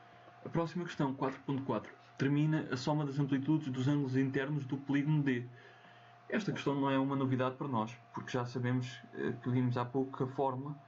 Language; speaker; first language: Portuguese; native; Portuguese